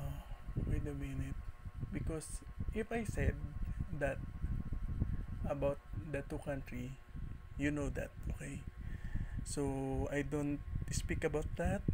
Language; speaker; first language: English; non-native, learner; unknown